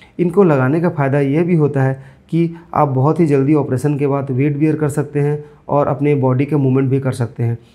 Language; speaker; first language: Hindi; native; Hindi